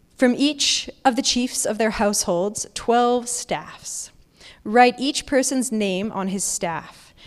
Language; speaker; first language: English; native; English